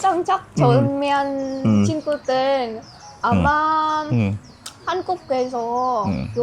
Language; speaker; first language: Korean; non-native, learner; Vietnamese